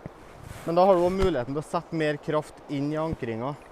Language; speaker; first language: Norwegian; native; Norwegian